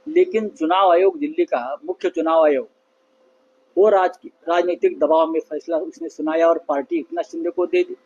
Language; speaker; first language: Hindi; non-native, local second language; Marathi